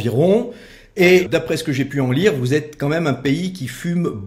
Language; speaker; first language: French; native; French